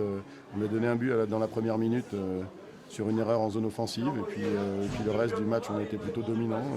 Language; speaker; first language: French; native; French